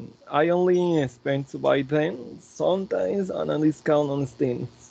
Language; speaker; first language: English; non-native, learner; Spanish